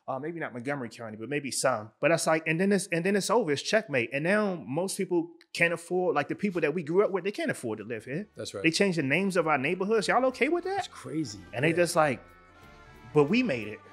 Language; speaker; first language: English; native; English